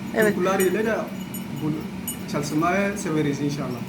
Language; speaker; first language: Turkish; non-native, learner; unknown